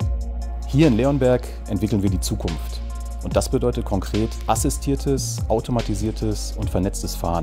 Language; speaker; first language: German; native; German